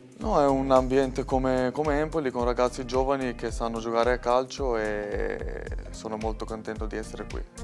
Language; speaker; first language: Italian; non-native, fluent; Albanian